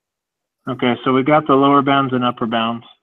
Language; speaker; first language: English; native; English